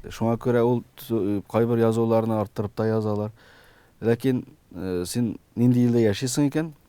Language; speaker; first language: Tatar; early bilingual, heritage; Tatar